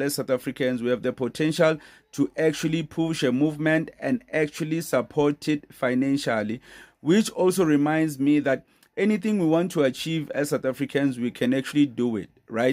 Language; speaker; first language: English; non-native, local second language; Zulu